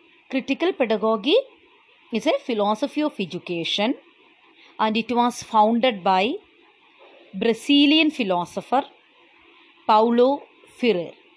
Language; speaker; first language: English; non-native, local second language; Malayalam